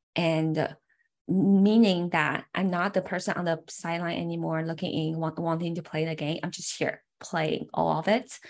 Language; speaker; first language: English; early bilingual, other home language; Chinese